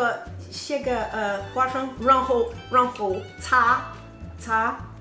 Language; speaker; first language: Chinese; non-native, learner; English